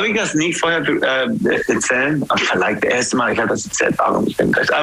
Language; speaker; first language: German; non-native, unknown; English